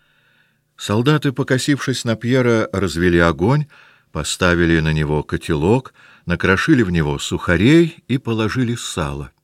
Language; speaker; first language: Russian; native; Russian